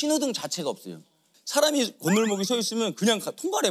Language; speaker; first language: Korean; native; Korean